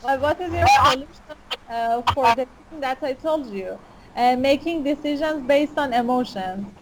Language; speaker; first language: English; non-native, fluent; Persian